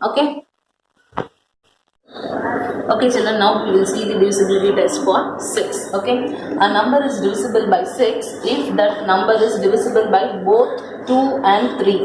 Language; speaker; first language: English; non-native, local second language; Tamil